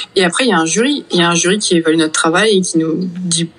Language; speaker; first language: French; native; French